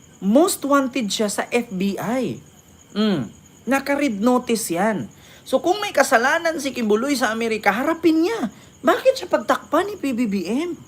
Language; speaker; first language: Filipino; native; Filipino